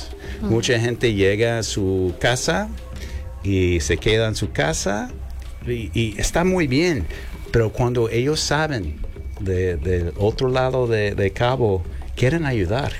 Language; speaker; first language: Spanish; non-native, learner; English